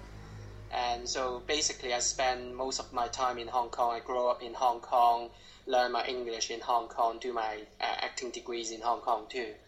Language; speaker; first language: English; non-native, local second language; Cantonese